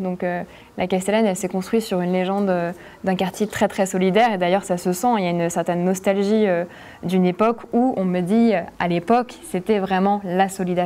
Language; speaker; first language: French; native; French